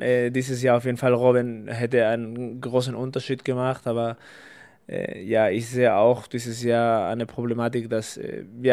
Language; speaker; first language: German; non-native, fluent; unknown